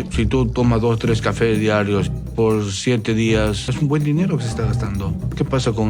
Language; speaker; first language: Spanish; native; Spanish